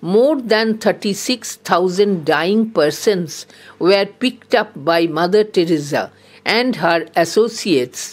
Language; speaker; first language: English; non-native, local second language; Bangla